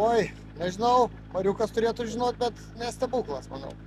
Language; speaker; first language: Lithuanian; native; Lithuanian